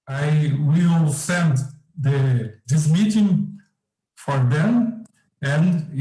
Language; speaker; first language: English; non-native, learner; Portuguese